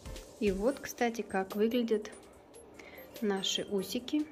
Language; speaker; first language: Russian; native; Russian